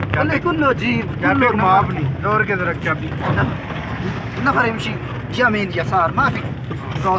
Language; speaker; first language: Arabic; non-native, learner; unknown